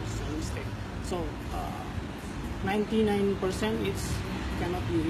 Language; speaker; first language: English; non-native, learner; Indonesian